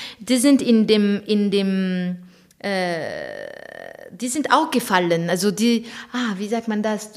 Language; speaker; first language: German; non-native, fluent; French